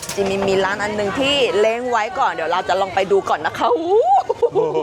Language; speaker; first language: Thai; non-native, fluent; Korean